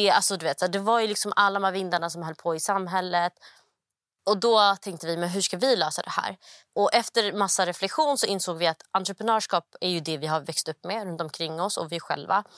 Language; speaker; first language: Swedish; early bilingual, other home language; Somali